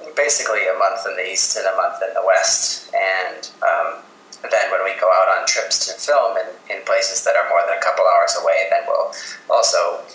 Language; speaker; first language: English; native; English